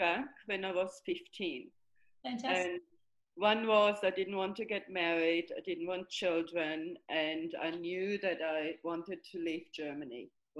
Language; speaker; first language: English; non-native, fluent; German